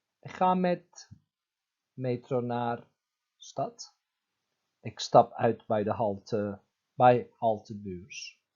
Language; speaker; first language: Dutch; non-native, fluent; Turkish